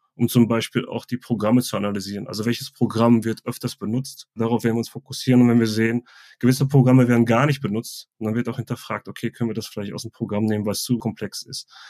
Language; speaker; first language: German; native; German